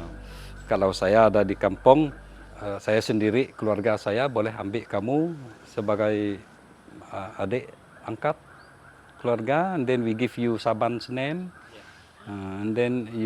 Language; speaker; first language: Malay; non-native, local second language; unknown